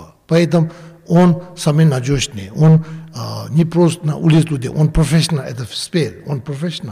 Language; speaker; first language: Russian; non-native, learner; Tibetan